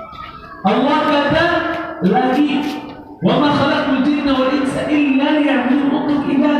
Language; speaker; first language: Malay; non-native, learner; Arabic